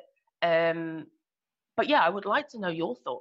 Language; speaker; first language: English; native; English